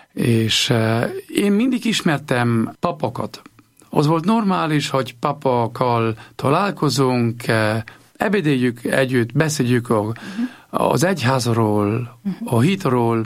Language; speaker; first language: Hungarian; non-native, learner; German